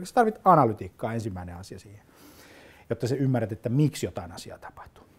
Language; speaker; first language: Finnish; native; Finnish